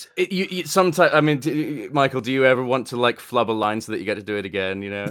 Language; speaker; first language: English; native; English